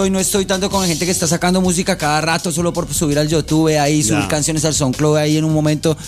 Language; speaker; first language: Spanish; native; Spanish